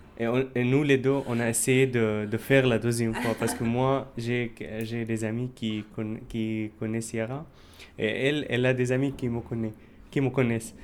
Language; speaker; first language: French; non-native, fluent; Arabic